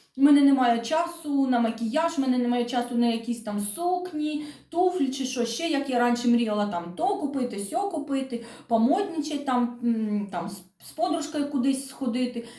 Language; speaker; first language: Ukrainian; non-native, local second language; Russian